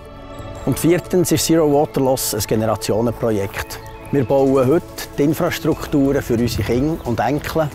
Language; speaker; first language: German; native; German